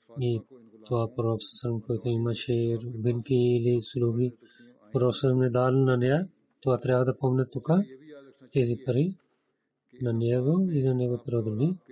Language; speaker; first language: Bulgarian; non-native, learner; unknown